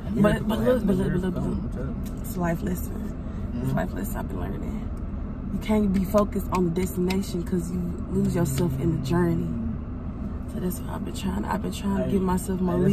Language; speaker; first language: English; native; English